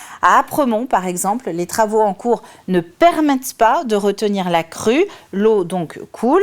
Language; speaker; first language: French; native; French